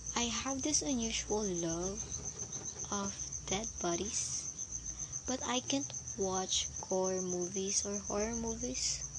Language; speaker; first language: English; non-native, local second language; Filipino